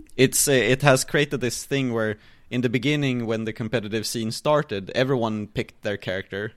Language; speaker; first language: English; non-native, fluent; Swedish